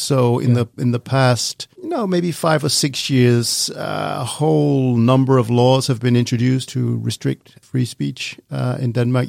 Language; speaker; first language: English; non-native, fluent; Danish